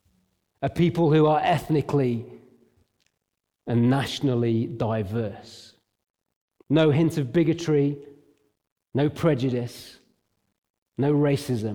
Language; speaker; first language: English; native; English